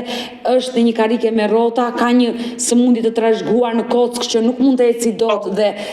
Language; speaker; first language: Albanian; native; Albanian